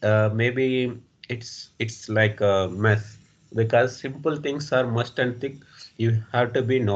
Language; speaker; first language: English; non-native, local second language; Telugu